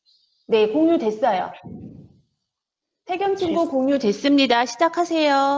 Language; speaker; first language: Korean; native; Korean